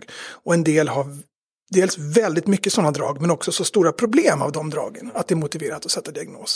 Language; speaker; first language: Swedish; native; Swedish